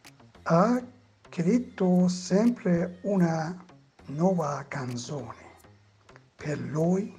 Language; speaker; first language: Italian; non-native, learner; Persian